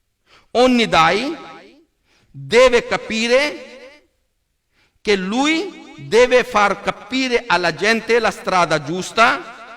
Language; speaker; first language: Italian; non-native, learner; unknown